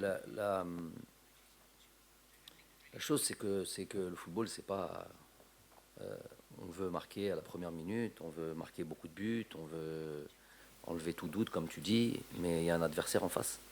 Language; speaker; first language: French; native; French